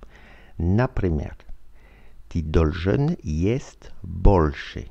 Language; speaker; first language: Russian; non-native, learner; French